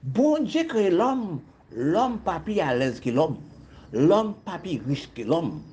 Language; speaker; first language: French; non-native, local second language; Haitian Creole